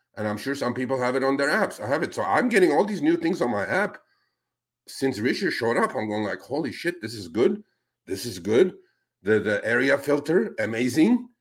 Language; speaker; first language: English; non-native, fluent; Spanish